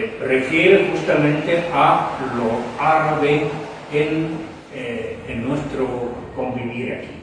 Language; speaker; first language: Spanish; non-native, fluent; French